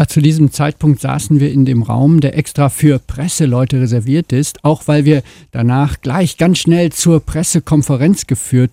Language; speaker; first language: German; native; German